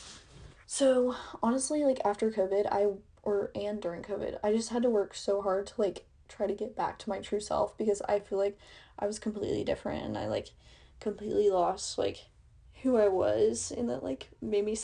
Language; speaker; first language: English; native; English